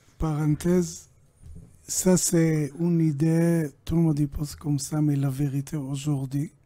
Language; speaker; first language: French; non-native, learner; Hebrew